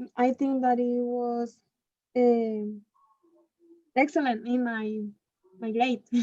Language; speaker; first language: English; non-native, learner; Spanish